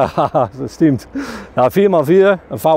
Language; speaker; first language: German; non-native, learner; Dutch